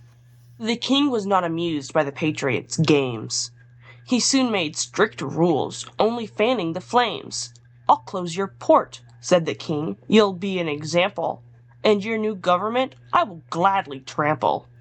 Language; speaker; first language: English; native; English